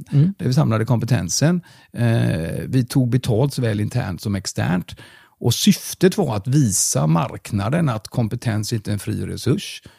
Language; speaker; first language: Swedish; non-native, fluent; German